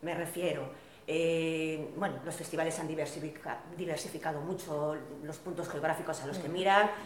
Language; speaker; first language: Spanish; non-native, local second language; Galician